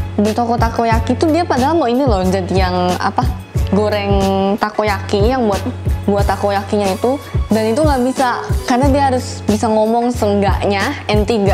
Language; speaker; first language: Indonesian; native; Indonesian